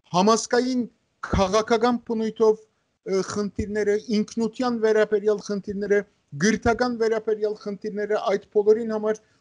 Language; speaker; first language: Armenian; native; Armenian